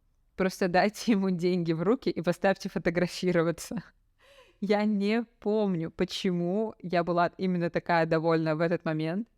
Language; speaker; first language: Russian; native; Russian